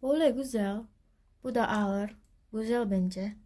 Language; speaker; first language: Turkish; non-native, learner; Indonesian